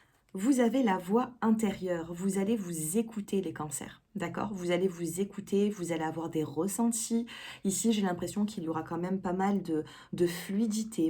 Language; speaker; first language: French; native; French